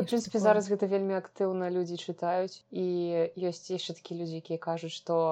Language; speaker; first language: Belarusian; native; Belarusian